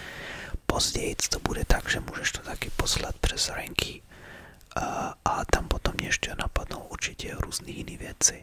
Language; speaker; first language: Czech; early bilingual, heritage; Czech